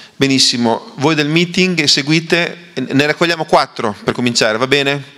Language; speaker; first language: Italian; native; Italian